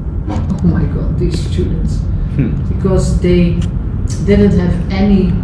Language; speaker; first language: English; non-native, fluent; Dutch